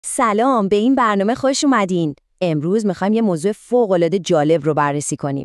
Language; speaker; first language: Persian; native; Persian